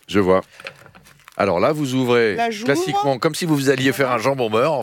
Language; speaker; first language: French; native; French